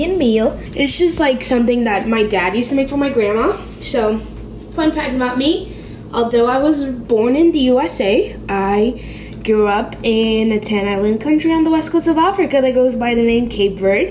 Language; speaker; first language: English; non-native, fluent; Kabuverdianu